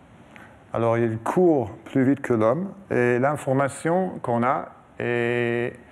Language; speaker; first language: French; non-native, fluent; English